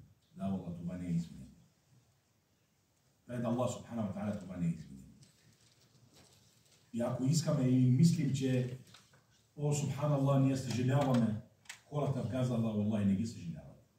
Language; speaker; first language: Bulgarian; non-native, fluent; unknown